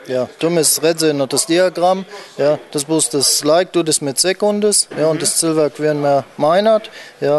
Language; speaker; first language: Latvian; non-native, learner; German